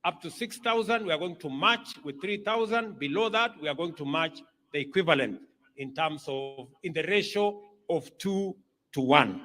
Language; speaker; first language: English; non-native, local second language; Kalenjin